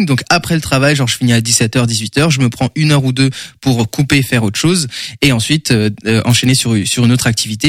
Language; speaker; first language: French; native; French